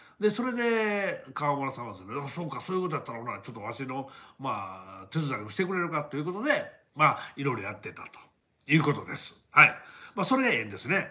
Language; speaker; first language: Japanese; native; Japanese